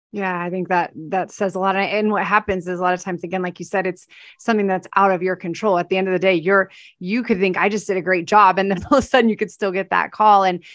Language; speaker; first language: English; native; English